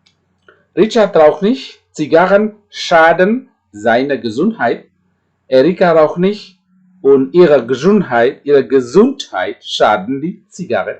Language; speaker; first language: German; non-native, fluent; Indonesian